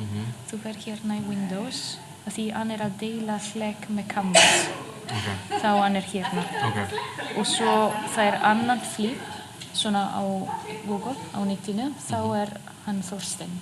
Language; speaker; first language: Icelandic; non-native, fluent; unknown